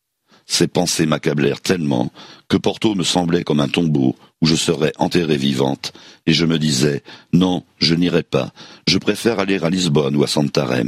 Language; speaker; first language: French; native; French